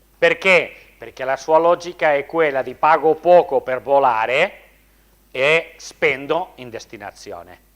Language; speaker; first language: Italian; non-native, fluent; Spanish